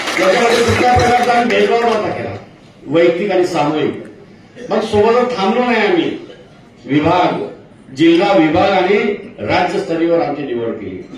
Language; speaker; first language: Marathi; non-native, local second language; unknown